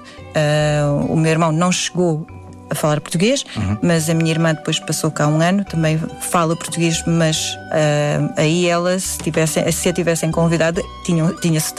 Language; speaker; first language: Portuguese; early bilingual, other home language; Indonesian